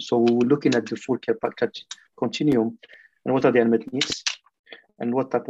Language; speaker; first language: English; non-native, fluent; French